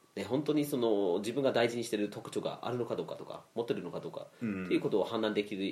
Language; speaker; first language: Japanese; non-native, fluent; Swedish